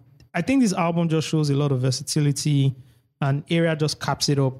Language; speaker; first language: English; non-native, local second language; Yoruba